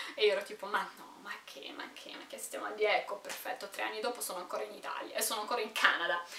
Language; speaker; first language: Italian; early bilingual, other home language; Romanian